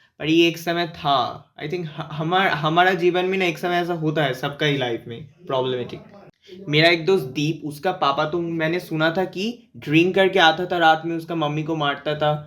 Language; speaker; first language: Hindi; non-native, local second language; Bangla